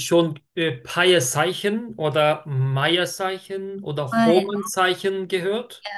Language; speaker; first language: German; non-native, fluent; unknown